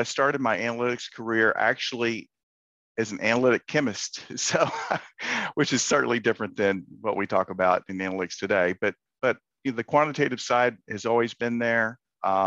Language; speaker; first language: English; native; English